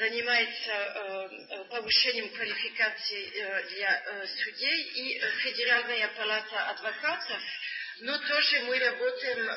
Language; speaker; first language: Russian; non-native, learner; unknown